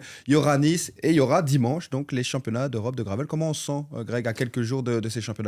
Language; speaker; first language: French; native; French